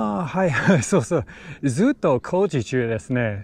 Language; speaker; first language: Japanese; non-native, learner; English